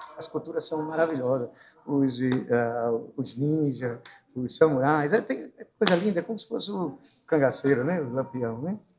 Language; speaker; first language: Portuguese; native; Portuguese